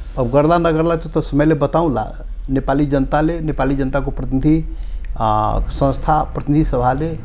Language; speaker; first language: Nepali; non-native, local second language; Maithili